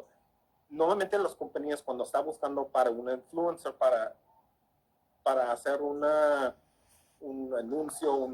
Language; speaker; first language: Spanish; early bilingual, heritage; English